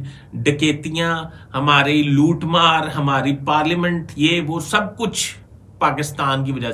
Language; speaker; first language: Urdu; native; Urdu